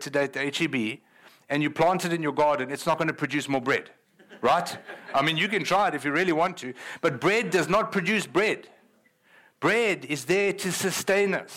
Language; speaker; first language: English; native; English